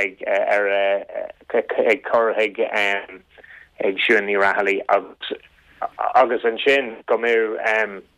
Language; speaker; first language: Irish; non-native, local second language; English